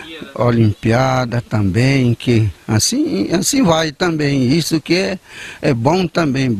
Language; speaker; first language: Portuguese; non-native, local second language; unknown